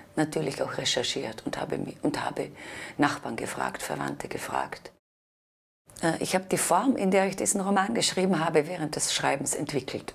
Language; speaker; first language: German; non-native, local second language; Slovenian